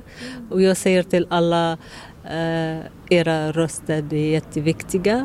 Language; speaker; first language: Swedish; non-native, learner; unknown